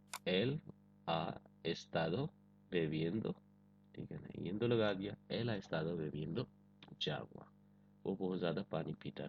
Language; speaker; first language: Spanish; non-native, fluent; Urdu